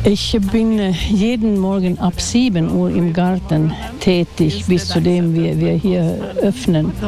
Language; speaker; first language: German; non-native, fluent; Swedish